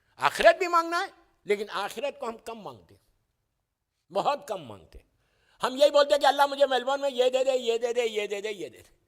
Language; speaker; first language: Urdu; native; Urdu